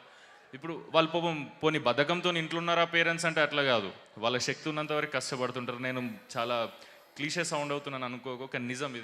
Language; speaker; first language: Telugu; native; Telugu